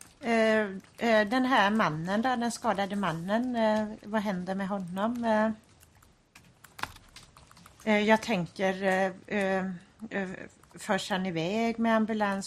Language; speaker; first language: Swedish; native; Swedish